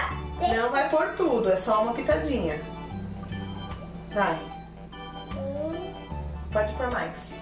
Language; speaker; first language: Portuguese; native; Portuguese